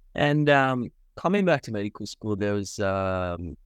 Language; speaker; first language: English; early bilingual, other home language; Sinhala